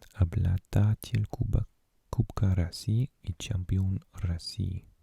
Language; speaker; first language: Russian; non-native, learner; English